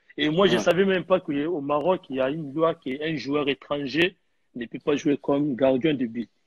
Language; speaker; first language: French; non-native, local second language; Lingala